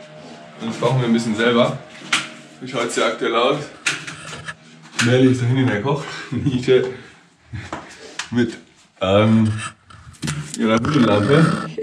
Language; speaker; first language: German; native; German